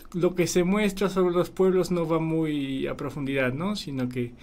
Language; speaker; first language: Spanish; non-native, fluent; Polish